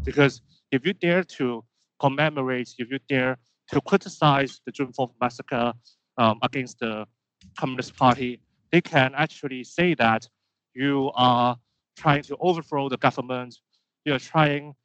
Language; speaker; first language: English; non-native, local second language; Cantonese